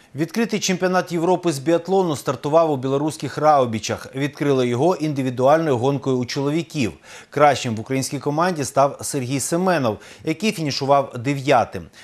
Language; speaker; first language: Ukrainian; native; Ukrainian